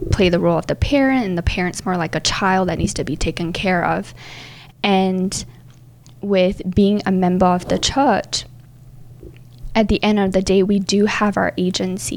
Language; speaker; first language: English; native; English